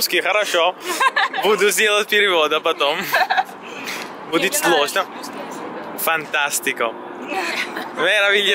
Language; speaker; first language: Russian; non-native, learner; Italian